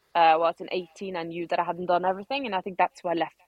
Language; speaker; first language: English; non-native, fluent; Norwegian